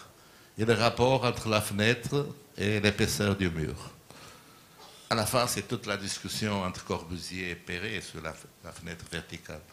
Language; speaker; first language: French; non-native, learner; Portuguese